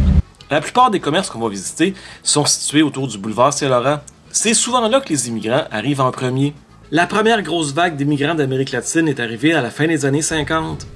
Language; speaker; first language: French; native; French